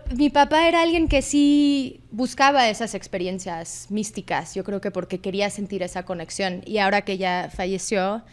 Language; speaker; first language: Spanish; native; Spanish